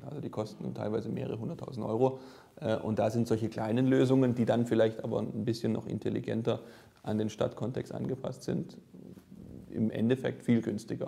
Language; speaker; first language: German; native; German